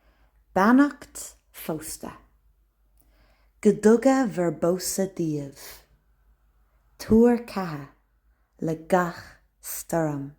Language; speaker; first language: Irish; non-native, local second language; English